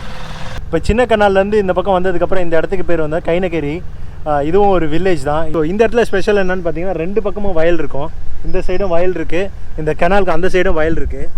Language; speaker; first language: Tamil; native; Tamil